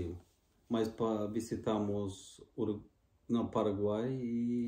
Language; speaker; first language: Portuguese; non-native, fluent; Norwegian